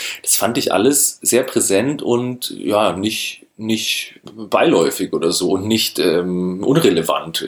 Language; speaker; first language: German; native; German